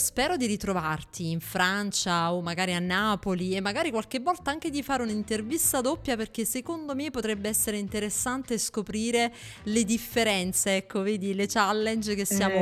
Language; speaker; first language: Italian; native; Italian